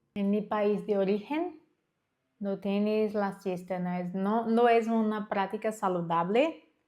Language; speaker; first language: Spanish; non-native, learner; Portuguese